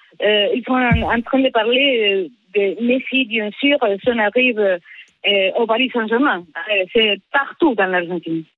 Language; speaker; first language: French; non-native, learner; Spanish